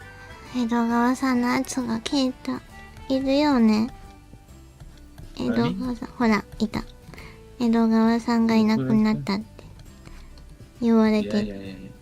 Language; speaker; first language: Japanese; native; Japanese